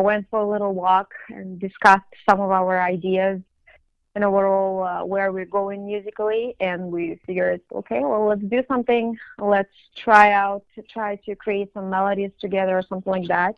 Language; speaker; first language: English; non-native, fluent; Russian